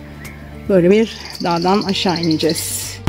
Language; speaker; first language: Turkish; native; Turkish